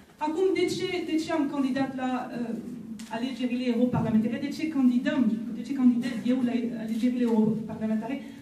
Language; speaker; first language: Romanian; non-native, fluent; French